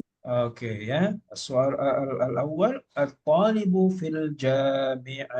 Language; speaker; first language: Malay; native; Malay